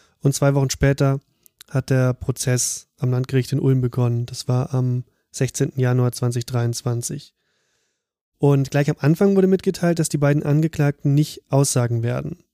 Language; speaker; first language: German; native; German